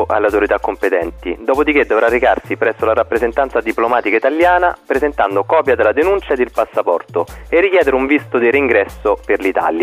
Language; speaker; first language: Italian; native; Italian